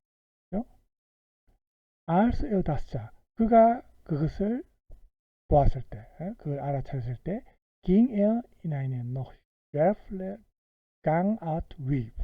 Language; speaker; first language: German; non-native, fluent; Korean